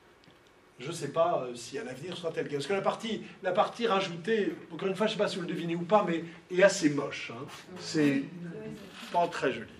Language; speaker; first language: French; native; French